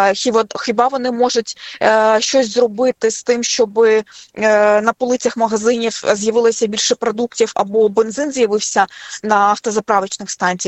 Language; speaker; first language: Ukrainian; native; Ukrainian